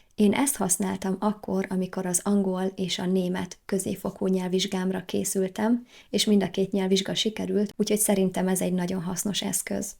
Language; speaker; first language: Hungarian; native; Hungarian